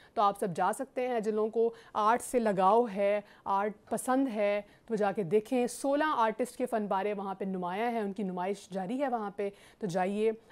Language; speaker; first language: Urdu; native; Urdu